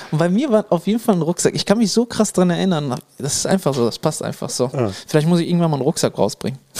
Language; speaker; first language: German; early bilingual, other home language; Arabic